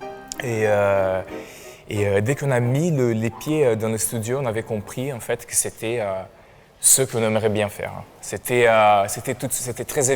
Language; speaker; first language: French; non-native, fluent; Portuguese